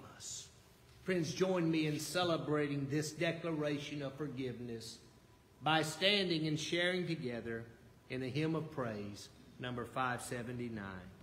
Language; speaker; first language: English; native; English